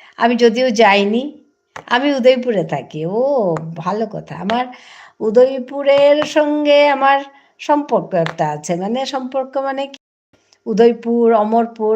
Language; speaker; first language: Bangla; non-native, local second language; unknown